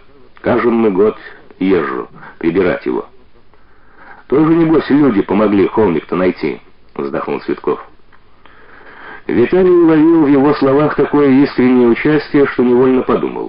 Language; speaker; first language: Russian; native; Russian